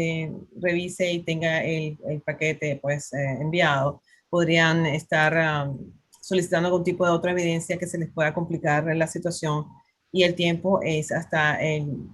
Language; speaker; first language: Spanish; native; Spanish